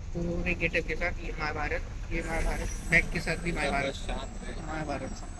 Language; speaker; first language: Hindi; non-native, local second language; Marathi